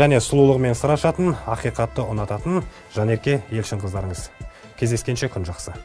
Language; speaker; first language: Kazakh; native; Kazakh